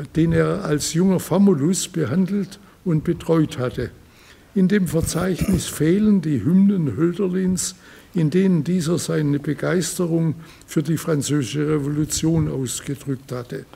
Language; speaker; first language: German; native; German